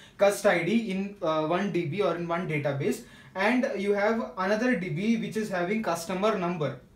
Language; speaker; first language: English; non-native, local second language; Marathi